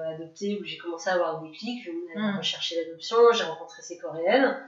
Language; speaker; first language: French; native; French